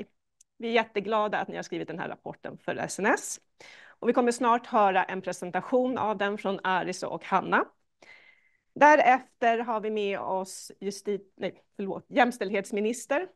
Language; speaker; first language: Swedish; native; Swedish